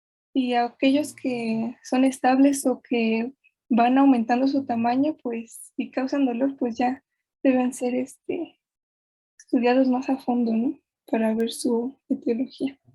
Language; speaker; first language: Spanish; native; Spanish